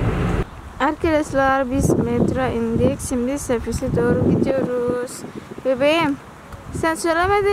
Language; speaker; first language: Turkish; non-native, learner; Indonesian